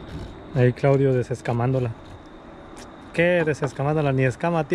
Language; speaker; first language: Spanish; native; Spanish